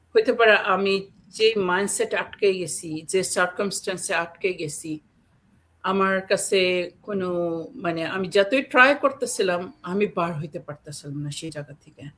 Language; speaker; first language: Bangla; early bilingual, heritage; Bangla